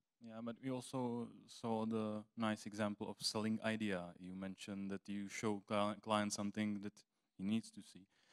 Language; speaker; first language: English; non-native, fluent; Czech